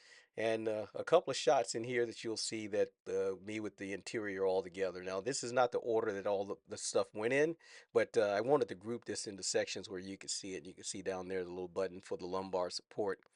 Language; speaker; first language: English; native; English